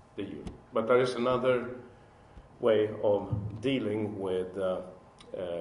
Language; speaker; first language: English; non-native, fluent; Swedish